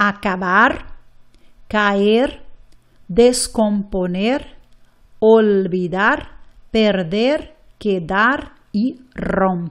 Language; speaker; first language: Spanish; non-native, fluent; English